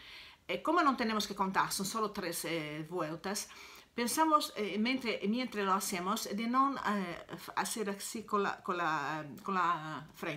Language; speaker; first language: Spanish; non-native, learner; Italian